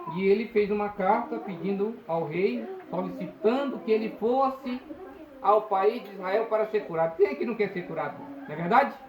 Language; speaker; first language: Portuguese; native; Portuguese